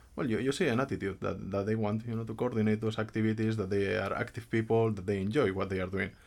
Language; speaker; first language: English; non-native, fluent; Spanish